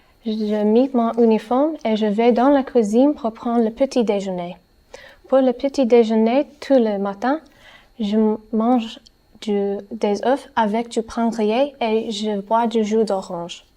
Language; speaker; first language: French; non-native, learner; English